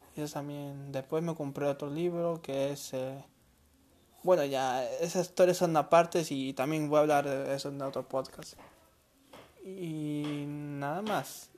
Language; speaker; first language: Spanish; native; Spanish